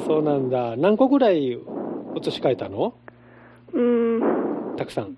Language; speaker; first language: Japanese; native; Japanese